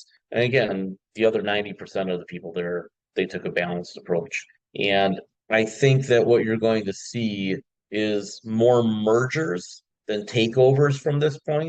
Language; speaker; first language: English; native; English